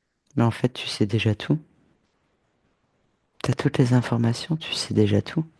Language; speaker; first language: French; native; French